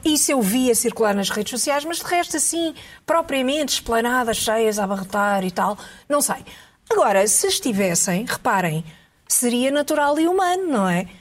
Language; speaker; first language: Portuguese; native; Portuguese